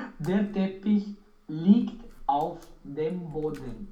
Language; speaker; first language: German; non-native, learner; Romanian